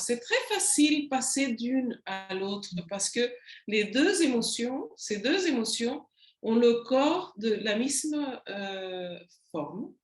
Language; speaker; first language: French; non-native, learner; Spanish